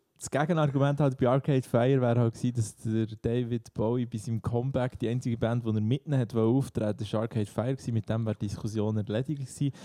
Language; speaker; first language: German; native; German